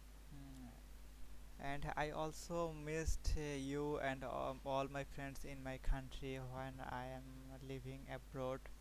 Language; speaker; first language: English; non-native, learner; Bangla